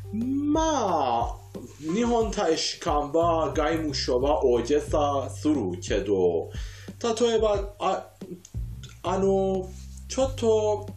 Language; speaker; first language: Japanese; non-native, fluent; Persian